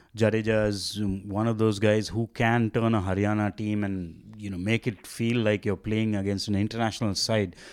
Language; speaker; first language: English; non-native, local second language; Tamil